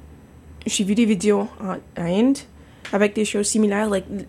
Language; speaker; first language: French; non-native, local second language; English